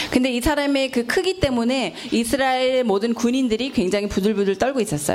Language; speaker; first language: Korean; native; Korean